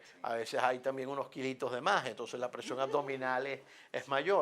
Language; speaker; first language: Spanish; native; Spanish